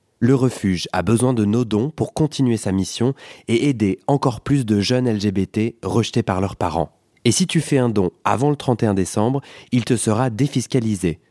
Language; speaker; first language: French; native; French